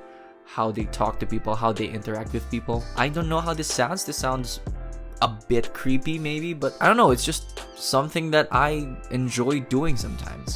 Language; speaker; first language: English; non-native, local second language; Filipino